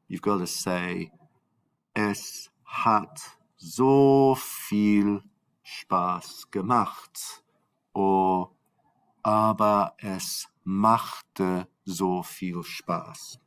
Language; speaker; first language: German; non-native, fluent; English